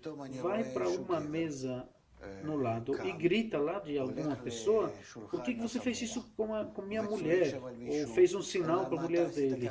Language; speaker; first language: Portuguese; non-native, fluent; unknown